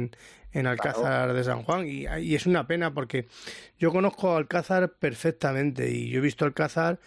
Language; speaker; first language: Spanish; native; Spanish